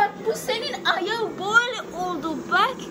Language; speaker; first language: Turkish; non-native, learner; Indonesian